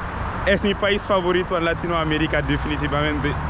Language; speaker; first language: Spanish; non-native, learner; French